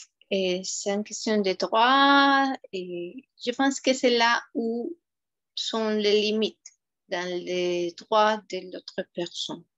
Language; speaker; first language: French; non-native, fluent; Spanish